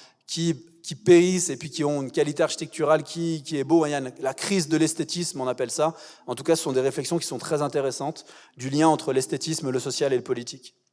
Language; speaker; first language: French; native; French